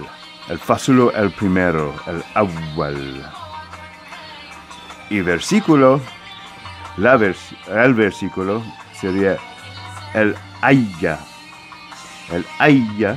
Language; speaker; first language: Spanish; non-native, fluent; English